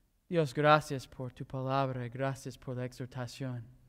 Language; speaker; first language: Spanish; non-native, fluent; English